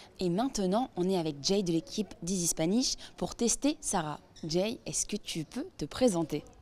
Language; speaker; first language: French; native; French